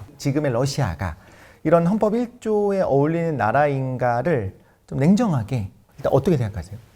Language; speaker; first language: Korean; native; Korean